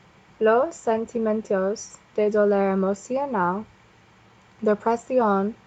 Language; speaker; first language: Spanish; non-native, learner; English